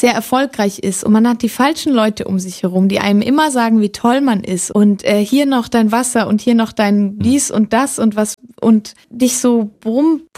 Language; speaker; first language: German; native; German